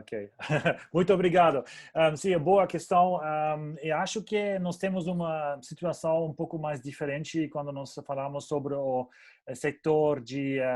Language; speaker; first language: Portuguese; non-native, fluent; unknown